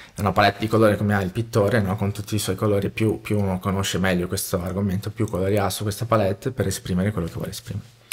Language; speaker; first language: Italian; non-native, fluent; Portuguese